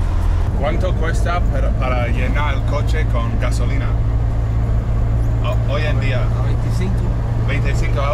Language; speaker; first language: Spanish; non-native, learner; English